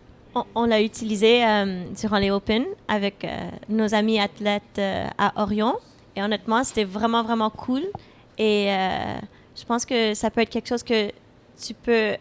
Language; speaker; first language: French; non-native, fluent; English